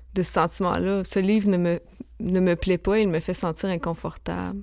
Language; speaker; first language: French; native; French